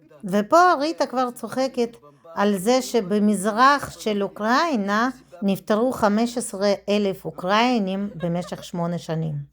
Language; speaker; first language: Hebrew; non-native, fluent; Russian